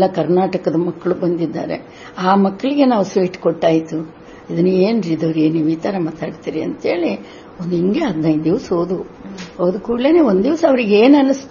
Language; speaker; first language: Kannada; non-native, local second language; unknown